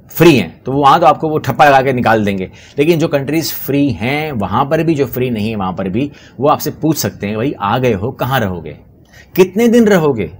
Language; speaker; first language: Urdu; non-native, local second language; Punjabi